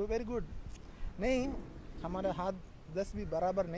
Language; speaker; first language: Hindi; non-native, local second language; Malayalam